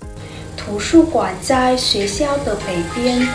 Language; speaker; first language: Chinese; non-native, learner; Vietnamese